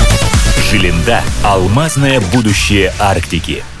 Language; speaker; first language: Russian; native; Russian